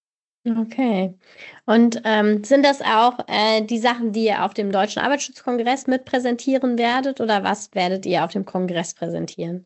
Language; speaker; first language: German; native; German